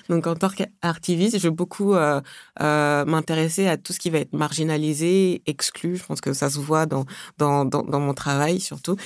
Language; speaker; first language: French; early bilingual, other home language; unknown